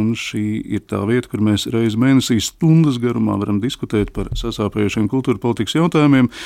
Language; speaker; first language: Latvian; native; Latvian